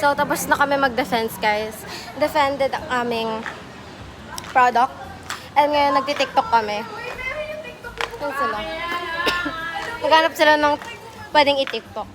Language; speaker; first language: Filipino; native; Filipino